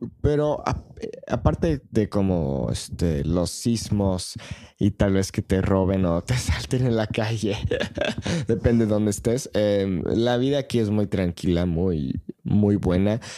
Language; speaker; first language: Spanish; non-native, fluent; English